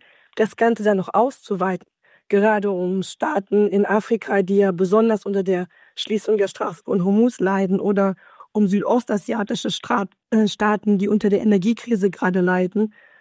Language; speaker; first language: German; native; German